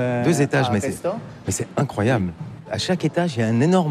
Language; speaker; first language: French; native; French